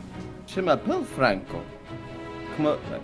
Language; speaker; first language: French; non-native, learner; Spanish